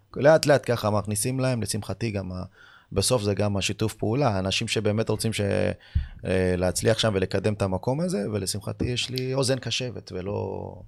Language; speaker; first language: Hebrew; early bilingual, other home language; Amharic